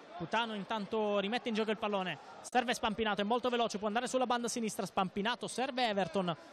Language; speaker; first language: Italian; native; Italian